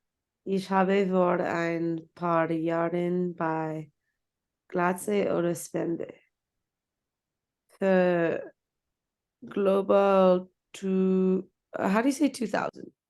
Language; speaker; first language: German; non-native, learner; English